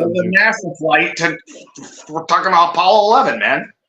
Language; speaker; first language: English; native; English